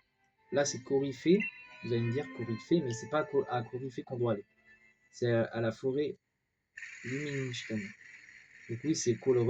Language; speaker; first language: French; native; French